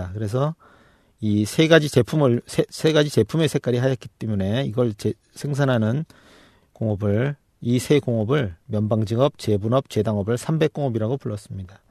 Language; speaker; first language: Korean; native; Korean